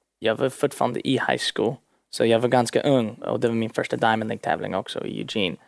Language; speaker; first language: Swedish; early bilingual, heritage; Swedish